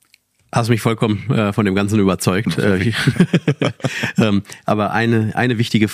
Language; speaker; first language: German; native; German